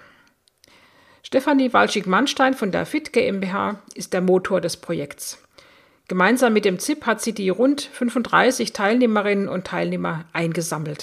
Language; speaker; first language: German; native; German